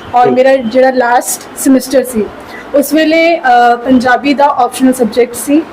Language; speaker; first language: Punjabi; non-native, local second language; Dogri